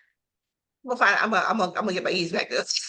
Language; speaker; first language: English; native; English